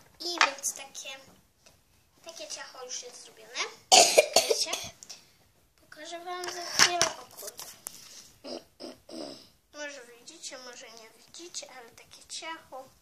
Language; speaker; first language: Polish; early bilingual, heritage; Polish